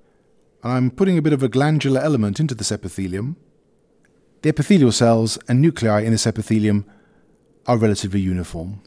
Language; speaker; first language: English; native; English